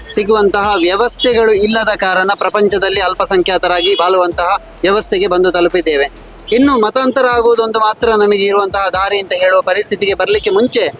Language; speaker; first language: Kannada; native; Kannada